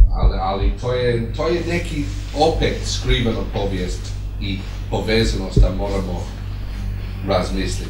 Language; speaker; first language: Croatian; non-native, fluent; English